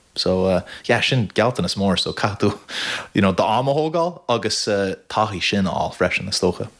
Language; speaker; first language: Irish; non-native, fluent; English